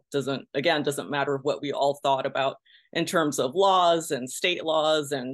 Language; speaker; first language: English; early bilingual, other home language; Pennsylvania German